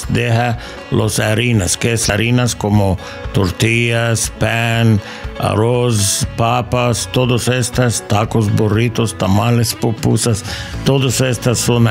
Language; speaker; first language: Spanish; non-native, learner; English